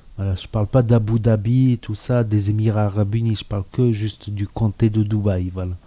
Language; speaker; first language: French; native; French